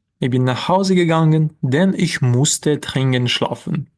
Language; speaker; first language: German; non-native, fluent; Ukrainian